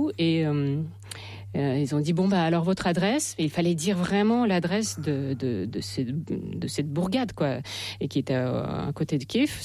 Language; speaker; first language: French; non-native, fluent; Russian